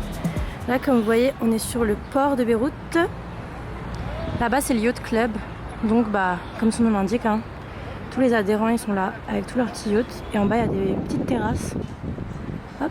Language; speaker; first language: French; native; French